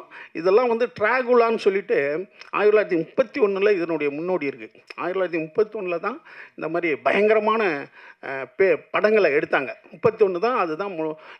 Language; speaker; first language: Tamil; native; Tamil